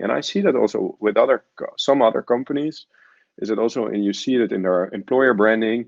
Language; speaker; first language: English; non-native, fluent; Dutch